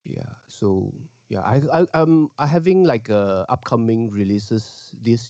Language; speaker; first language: English; non-native, local second language; Cantonese